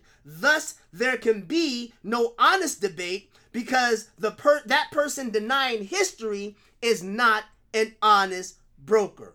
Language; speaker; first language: English; native; English